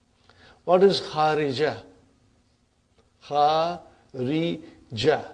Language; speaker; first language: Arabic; non-native, fluent; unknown